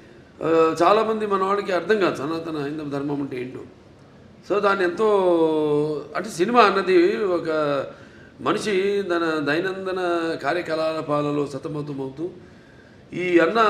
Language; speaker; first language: Telugu; native; Telugu